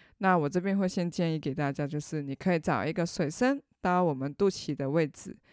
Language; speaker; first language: Chinese; non-native, local second language; Cantonese